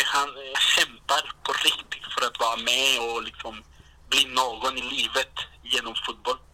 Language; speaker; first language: Swedish; non-native, fluent; Spanish